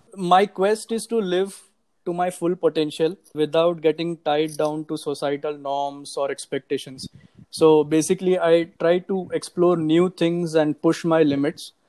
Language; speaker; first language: English; non-native, local second language; Hindi